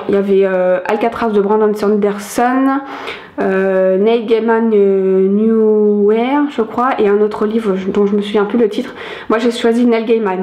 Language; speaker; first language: French; native; French